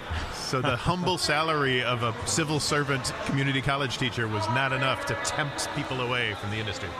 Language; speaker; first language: English; native; English